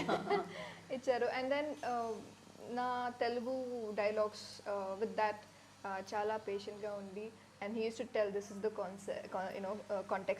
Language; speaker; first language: Telugu; non-native, learner; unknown